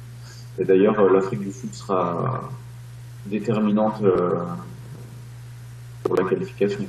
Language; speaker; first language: French; native; French